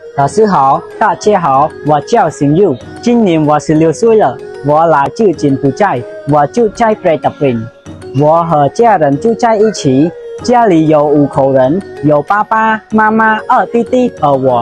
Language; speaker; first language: Chinese; non-native, learner; Khmer